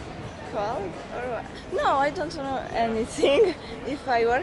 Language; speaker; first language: English; non-native, learner; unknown